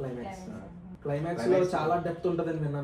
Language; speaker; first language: Telugu; native; Telugu